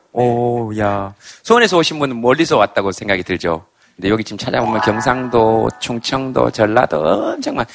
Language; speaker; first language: Korean; native; Korean